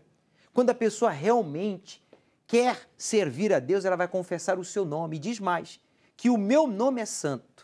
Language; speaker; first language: Portuguese; native; Portuguese